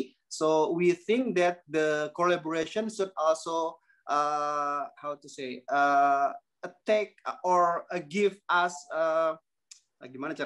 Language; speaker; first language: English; non-native, learner; Indonesian